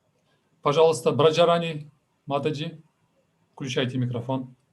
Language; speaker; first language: Russian; native; Russian